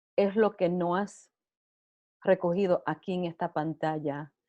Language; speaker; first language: Spanish; early bilingual, heritage; Spanish